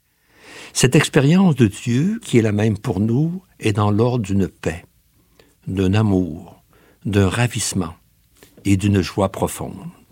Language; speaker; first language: French; native; French